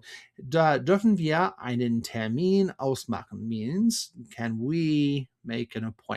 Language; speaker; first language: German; non-native, fluent; English